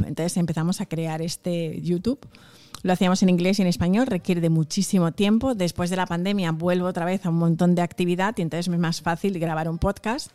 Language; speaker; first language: Spanish; early bilingual, other home language; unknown